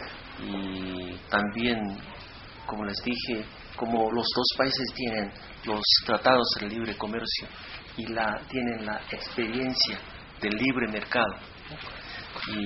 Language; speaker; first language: Spanish; non-native, fluent; Korean